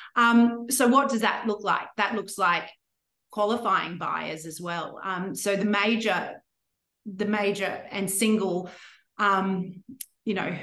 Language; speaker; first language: English; native; English